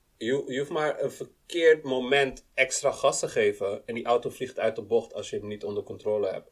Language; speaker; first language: Dutch; early bilingual, other home language; Kinyarwanda